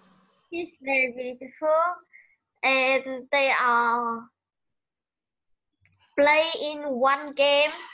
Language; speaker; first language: English; non-native, learner; Vietnamese